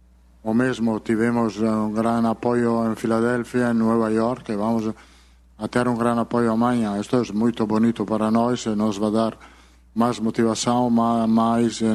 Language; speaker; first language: Portuguese; non-native, learner; Italian